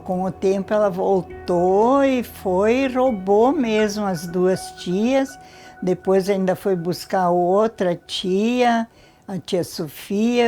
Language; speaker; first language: Portuguese; early bilingual, other home language; Polish